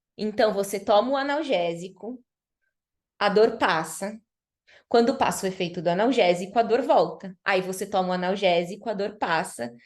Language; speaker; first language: Portuguese; native; Portuguese